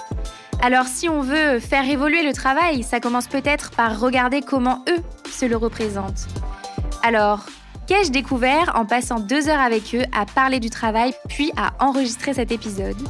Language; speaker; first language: French; native; French